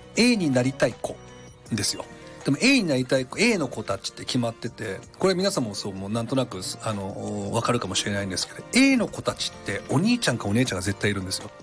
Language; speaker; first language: Japanese; native; Japanese